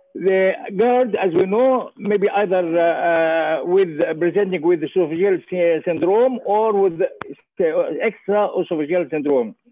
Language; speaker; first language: English; non-native, fluent; Arabic